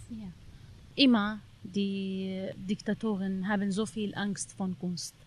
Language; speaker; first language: German; non-native, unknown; Arabic